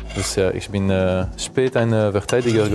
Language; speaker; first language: German; non-native, learner; French